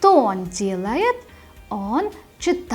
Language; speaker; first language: Russian; non-native, fluent; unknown